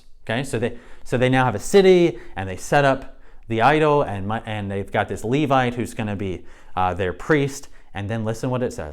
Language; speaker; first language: English; native; English